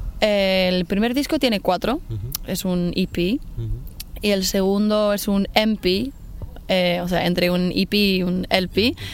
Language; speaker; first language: Spanish; non-native, fluent; English